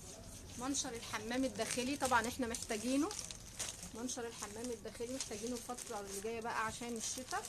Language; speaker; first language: Arabic; native; Arabic